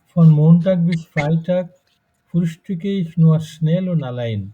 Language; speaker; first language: German; non-native, fluent; Bangla